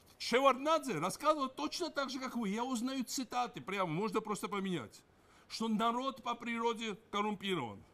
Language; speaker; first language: Russian; non-native, local second language; Georgian